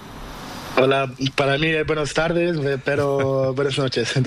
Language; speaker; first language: Spanish; non-native, learner; Portuguese